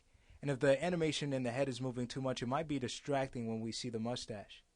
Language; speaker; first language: English; native; English